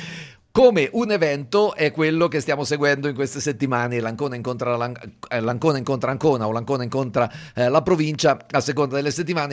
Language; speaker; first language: Italian; native; Italian